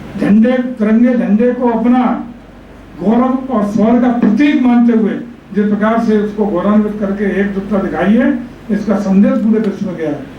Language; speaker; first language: Hindi; native; Hindi